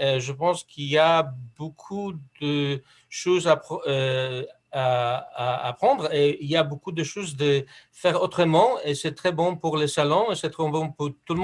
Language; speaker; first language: French; non-native, fluent; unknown